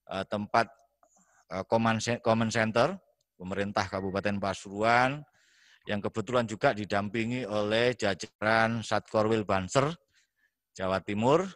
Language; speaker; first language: Indonesian; non-native, local second language; Javanese